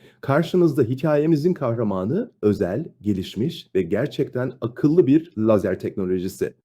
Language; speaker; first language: Turkish; native; Turkish